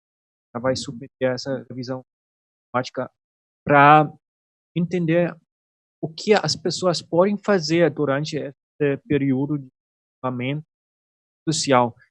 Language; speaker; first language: Portuguese; non-native, fluent; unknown